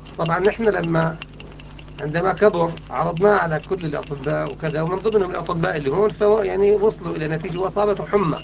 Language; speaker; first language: Arabic; native; Arabic